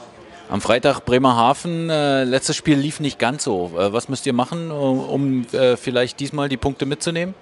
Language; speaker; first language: German; native; German